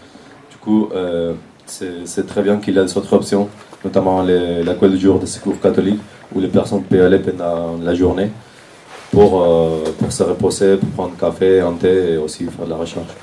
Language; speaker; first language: French; non-native, fluent; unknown